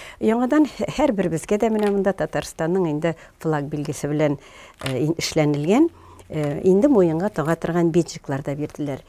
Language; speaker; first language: Tatar; native; Tatar